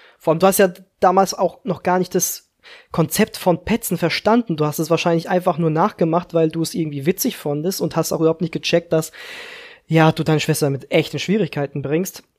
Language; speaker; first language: German; early bilingual, other home language; Czech